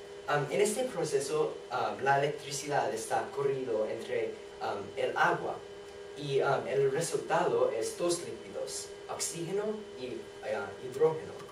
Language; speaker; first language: Spanish; non-native, learner; English